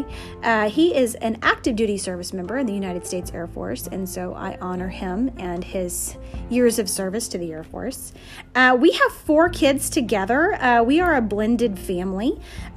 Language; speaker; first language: English; native; English